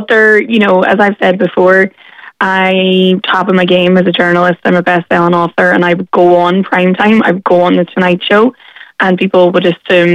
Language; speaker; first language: English; native; English